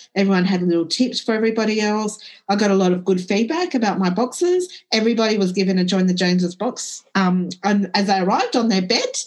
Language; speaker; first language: English; early bilingual, other home language; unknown